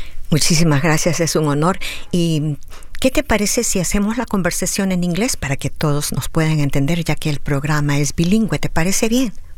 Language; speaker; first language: Spanish; native; Spanish